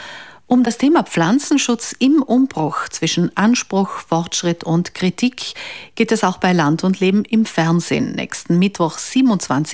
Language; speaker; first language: German; native; German